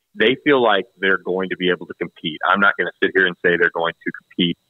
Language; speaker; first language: English; native; English